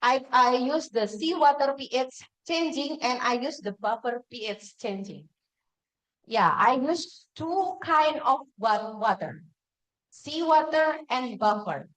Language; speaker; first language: English; non-native, fluent; Indonesian